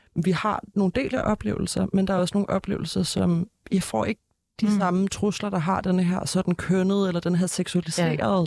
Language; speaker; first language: Danish; native; Danish